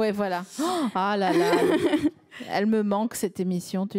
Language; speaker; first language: French; native; French